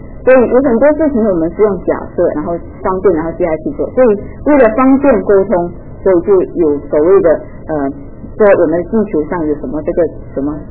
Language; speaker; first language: Chinese; native; Chinese